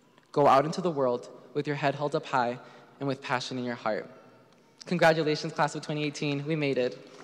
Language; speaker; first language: English; early bilingual, other home language; Spanish